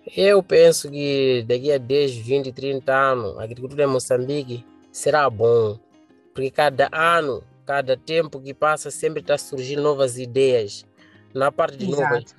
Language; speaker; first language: Portuguese; non-native, local second language; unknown